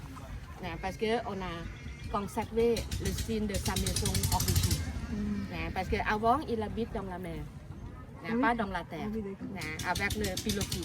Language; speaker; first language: French; non-native, learner; Thai